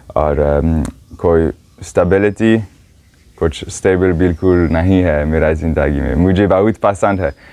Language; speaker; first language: Hindi; non-native, learner; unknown